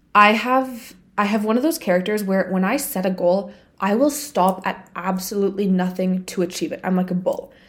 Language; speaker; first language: English; non-native, fluent; Bulgarian